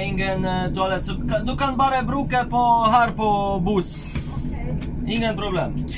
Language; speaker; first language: Norwegian; non-native, learner; Polish